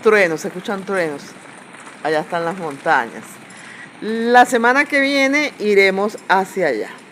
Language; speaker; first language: Spanish; native; Spanish